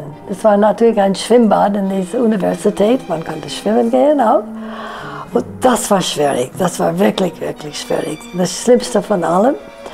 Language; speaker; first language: German; non-native, fluent; English